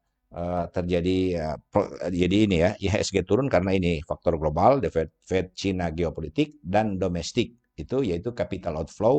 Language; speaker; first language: Indonesian; native; Indonesian